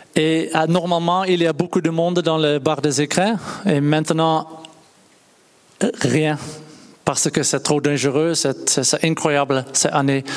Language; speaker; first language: French; non-native, learner; Dutch